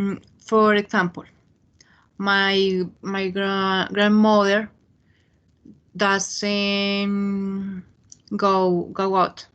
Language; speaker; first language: English; non-native, fluent; Spanish